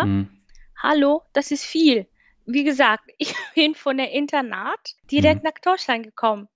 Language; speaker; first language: German; non-native, fluent; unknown